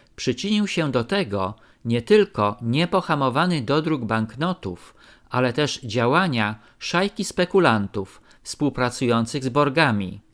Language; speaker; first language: Polish; native; Polish